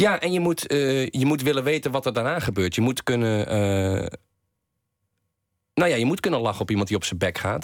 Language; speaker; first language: Dutch; native; Dutch